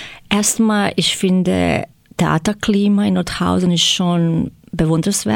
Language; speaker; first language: German; non-native, fluent; Croatian